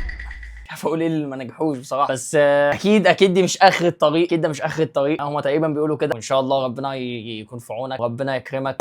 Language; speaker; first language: Arabic; native; Arabic